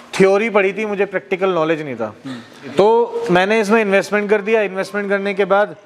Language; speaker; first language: Hindi; native; Hindi